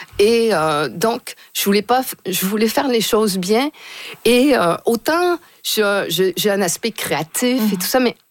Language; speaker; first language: French; native; French